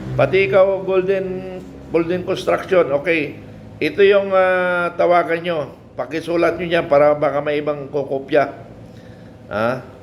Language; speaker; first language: Filipino; native; Filipino